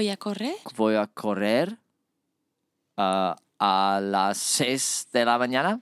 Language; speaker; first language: Spanish; non-native, learner; English